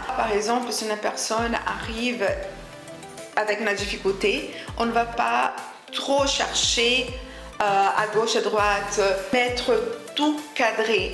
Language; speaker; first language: French; non-native, fluent; Portuguese